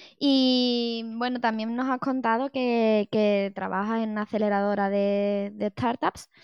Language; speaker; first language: Spanish; native; Spanish